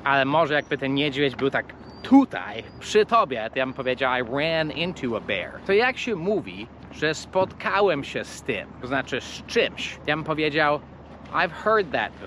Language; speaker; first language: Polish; non-native, fluent; English